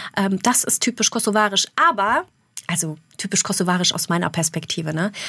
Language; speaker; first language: German; early bilingual, other home language; Albanian